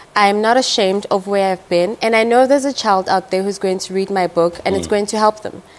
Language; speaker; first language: English; non-native, local second language; Tswana